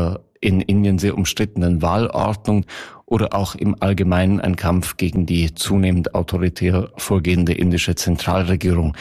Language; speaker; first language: German; native; German